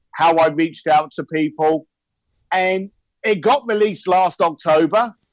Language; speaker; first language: English; native; English